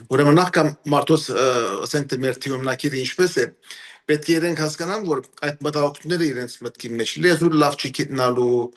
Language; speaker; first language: Armenian; early bilingual, heritage; Armenian